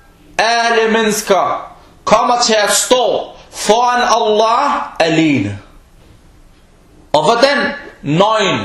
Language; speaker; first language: Danish; early bilingual, other home language; Arabic